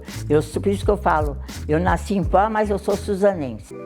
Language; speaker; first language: Portuguese; early bilingual, other home language; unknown